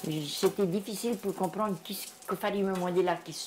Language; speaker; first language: French; native; French